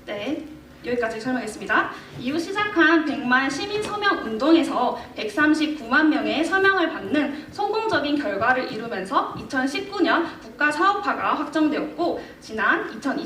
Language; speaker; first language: Korean; native; Korean